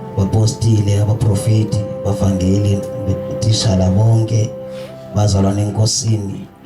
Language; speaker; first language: Zulu; non-native, local second language; Xhosa